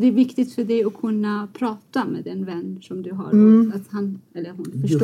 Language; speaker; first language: Swedish; non-native, fluent; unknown